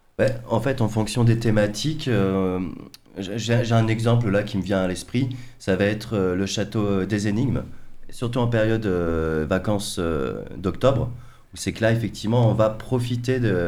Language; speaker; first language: French; native; French